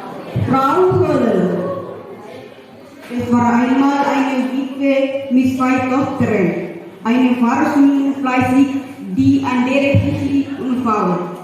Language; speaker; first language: German; non-native, learner; Indonesian